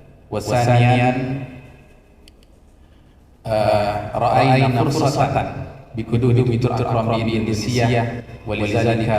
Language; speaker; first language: Arabic; non-native, fluent; Indonesian